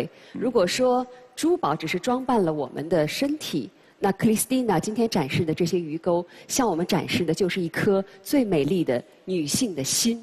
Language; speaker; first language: Chinese; native; Chinese